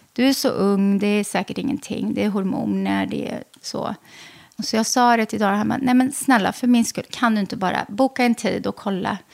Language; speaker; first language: Swedish; early bilingual, other home language; Arabic